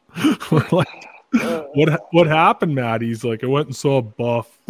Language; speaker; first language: English; native; English